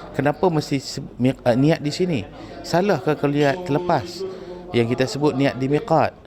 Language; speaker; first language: Malay; native; Malay